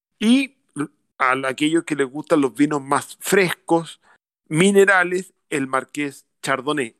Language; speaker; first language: Spanish; native; Spanish